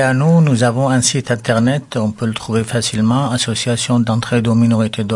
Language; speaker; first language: French; non-native, local second language; Arabic